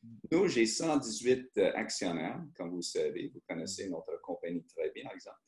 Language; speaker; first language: French; early bilingual, heritage; French